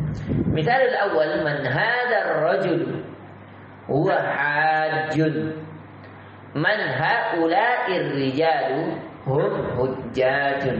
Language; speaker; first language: Arabic; non-native, fluent; Indonesian